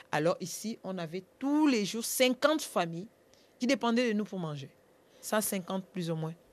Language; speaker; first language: French; non-native, local second language; Lingala